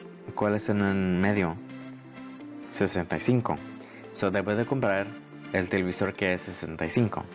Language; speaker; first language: Spanish; early bilingual, heritage; Spanish